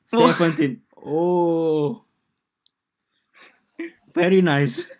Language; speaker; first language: English; non-native, learner; Indonesian